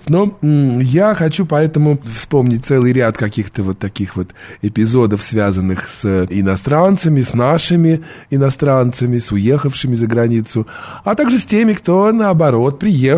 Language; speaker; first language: Russian; native; Russian